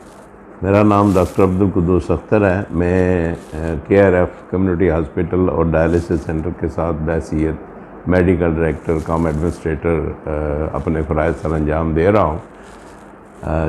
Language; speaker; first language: Hindi; non-native, local second language; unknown